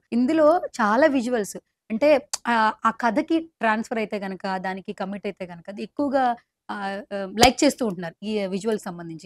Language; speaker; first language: Telugu; native; Telugu